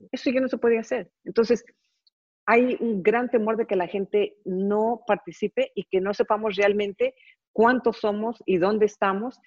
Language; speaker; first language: Spanish; early bilingual, heritage; Spanish